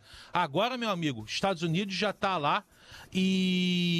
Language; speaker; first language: Portuguese; native; Portuguese